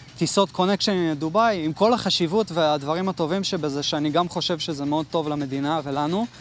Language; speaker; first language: Hebrew; native; Hebrew